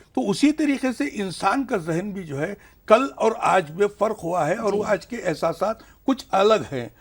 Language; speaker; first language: Urdu; native; Urdu